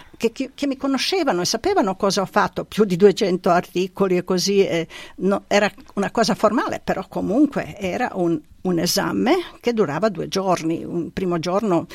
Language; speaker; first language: Italian; non-native, fluent; Serbian